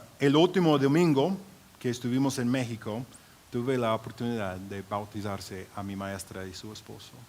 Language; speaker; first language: Spanish; non-native, fluent; English